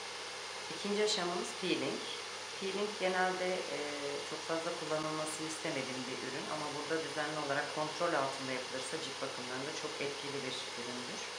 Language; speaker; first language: Turkish; native; Turkish